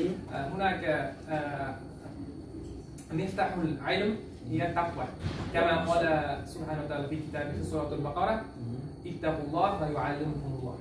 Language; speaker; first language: Arabic; non-native, learner; Uzbek